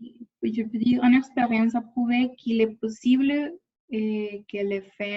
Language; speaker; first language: French; non-native, learner; Spanish